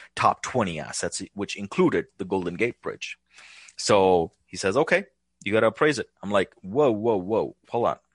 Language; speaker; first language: English; non-native, local second language; Hindi